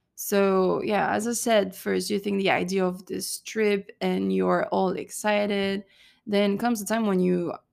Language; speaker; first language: English; non-native, fluent; French